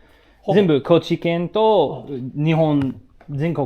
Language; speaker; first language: Japanese; non-native, learner; English